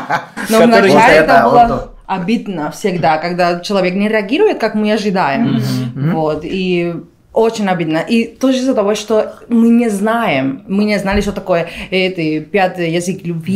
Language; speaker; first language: Russian; non-native, fluent; Spanish